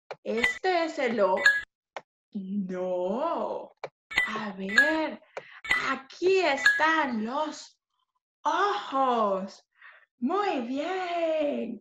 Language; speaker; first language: Spanish; non-native, fluent; English